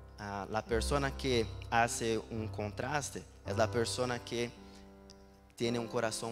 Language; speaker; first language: Spanish; non-native, learner; Portuguese